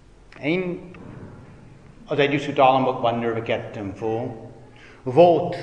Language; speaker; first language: Hungarian; non-native, fluent; English